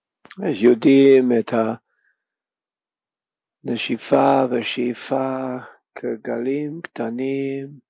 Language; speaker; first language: Hebrew; non-native, fluent; English